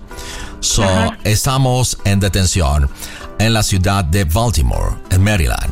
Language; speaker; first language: Spanish; native; Spanish